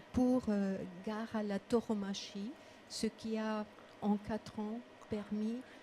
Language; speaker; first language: French; non-native, fluent; Spanish